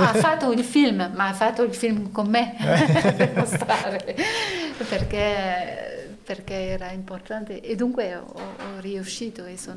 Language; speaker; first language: Italian; non-native, learner; French